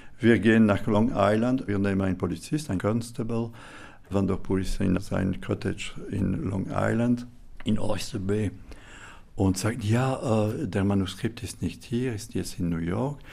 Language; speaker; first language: German; non-native, fluent; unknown